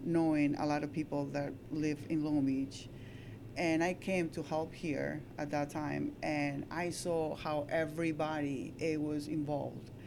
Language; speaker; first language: English; non-native, fluent; Spanish